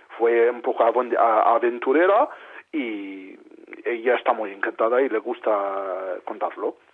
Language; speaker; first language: Spanish; non-native, fluent; Arabic